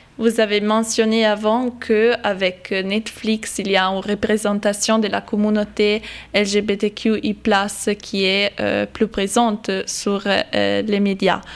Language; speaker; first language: French; non-native, fluent; Italian